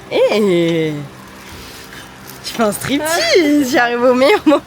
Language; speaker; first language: French; native; French